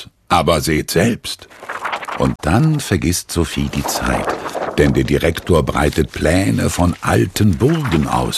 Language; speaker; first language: German; native; German